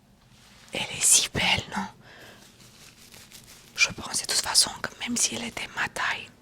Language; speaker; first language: French; non-native, fluent; Romanian